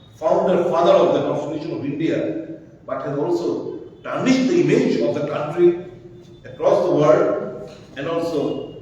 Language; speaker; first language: English; non-native, local second language; Bangla